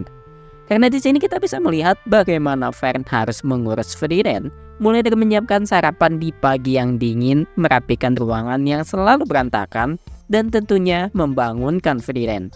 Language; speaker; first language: Indonesian; native; Indonesian